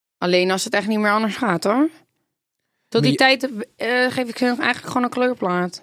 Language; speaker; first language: Dutch; native; Dutch